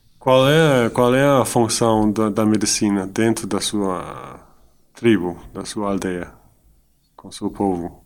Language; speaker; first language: Portuguese; non-native, fluent; Dutch